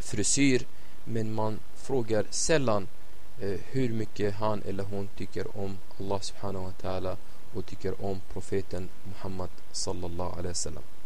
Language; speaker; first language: Swedish; non-native, fluent; Arabic